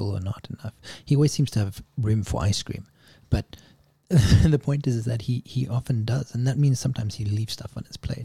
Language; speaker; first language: English; native; English